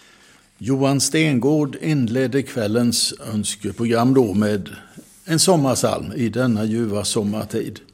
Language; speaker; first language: Swedish; native; Swedish